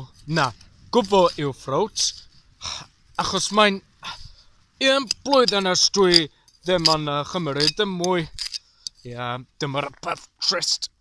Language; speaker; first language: Welsh; non-native, learner; English